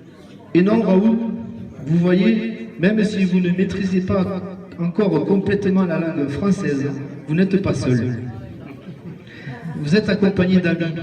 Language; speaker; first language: French; native; French